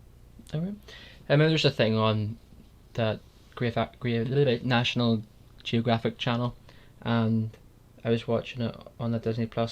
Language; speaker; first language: English; native; English